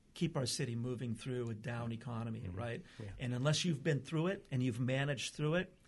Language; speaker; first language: English; early bilingual, other home language; Portuguese